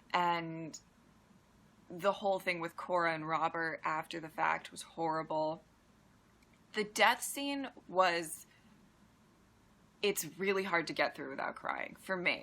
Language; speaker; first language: English; native; English